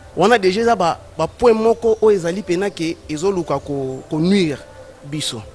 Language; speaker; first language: Lingala; non-native, local second language; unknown